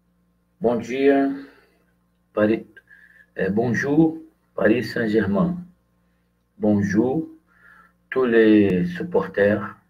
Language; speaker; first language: French; non-native, fluent; Portuguese